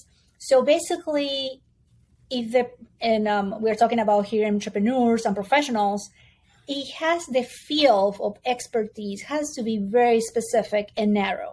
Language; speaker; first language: English; non-native, fluent; Spanish